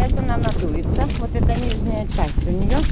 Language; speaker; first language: Russian; native; Russian